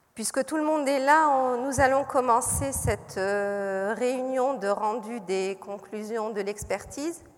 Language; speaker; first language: French; non-native, local second language; Arabic